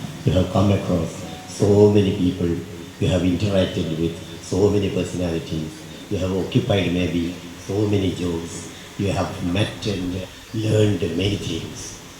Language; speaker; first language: English; non-native, local second language; Malayalam